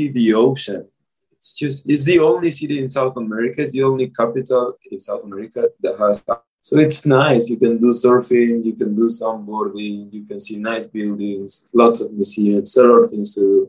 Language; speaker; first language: English; non-native, fluent; Spanish